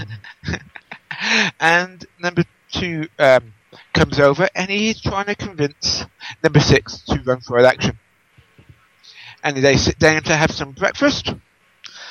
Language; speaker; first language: English; native; English